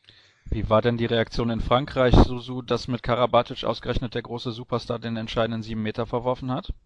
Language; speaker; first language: German; native; German